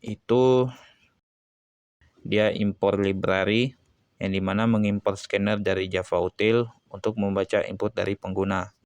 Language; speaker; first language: Indonesian; native; Indonesian